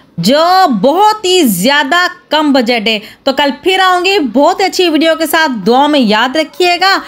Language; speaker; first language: Urdu; native; Urdu